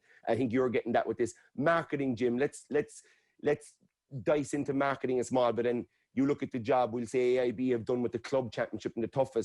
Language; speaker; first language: English; native; English